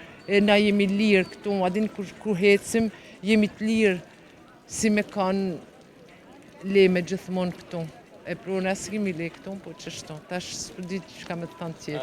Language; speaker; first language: Albanian; early bilingual, heritage; Albanian